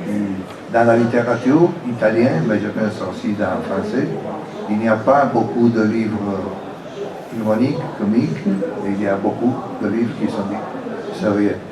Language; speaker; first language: French; non-native, fluent; Italian